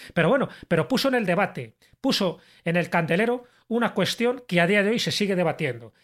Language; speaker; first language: Spanish; native; Spanish